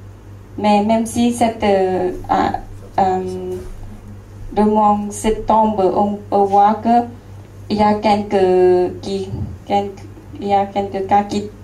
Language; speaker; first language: French; non-native, learner; Lao